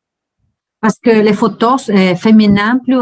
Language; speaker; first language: French; non-native, learner; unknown